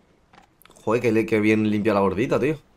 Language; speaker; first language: Spanish; native; Spanish